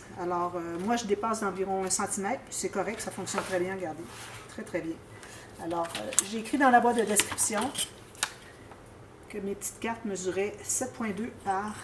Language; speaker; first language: French; native; French